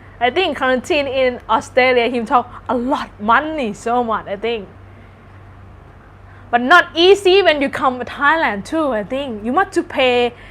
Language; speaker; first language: English; non-native, learner; Thai